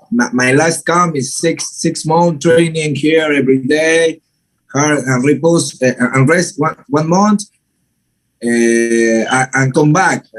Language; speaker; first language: English; non-native, learner; Spanish